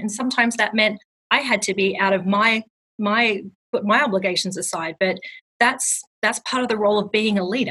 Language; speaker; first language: English; native; English